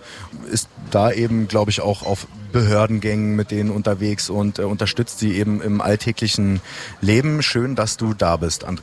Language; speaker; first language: German; native; German